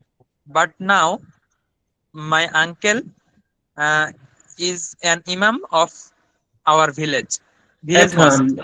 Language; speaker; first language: English; non-native, learner; Bangla